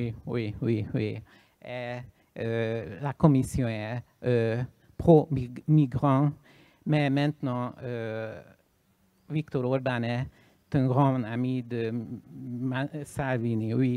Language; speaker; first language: French; non-native, learner; Hungarian